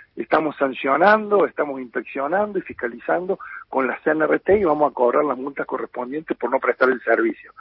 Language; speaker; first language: Spanish; native; Spanish